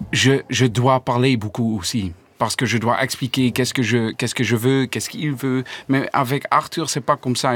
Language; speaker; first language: French; non-native, learner; Dutch